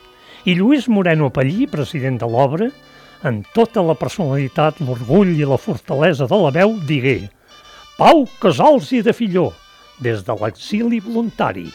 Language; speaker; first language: Catalan; native; Catalan